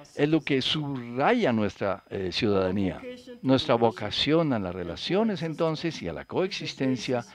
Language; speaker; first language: Spanish; non-native, fluent; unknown